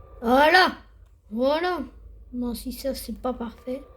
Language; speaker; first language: French; native; French